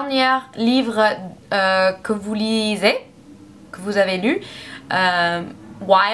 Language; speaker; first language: French; non-native, learner; English